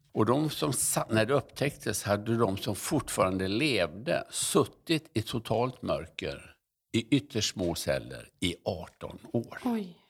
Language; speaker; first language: Swedish; native; Swedish